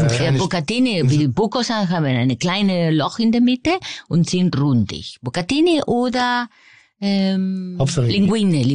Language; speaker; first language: German; non-native, fluent; Spanish